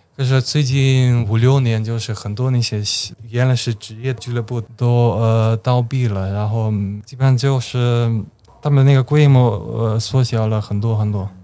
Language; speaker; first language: Chinese; non-native, fluent; Slovenian